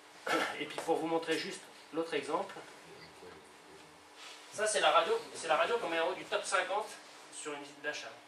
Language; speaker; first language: French; native; French